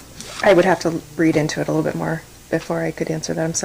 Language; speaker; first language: English; native; English